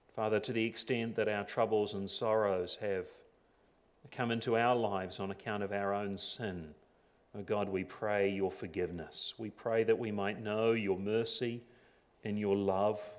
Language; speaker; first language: English; native; English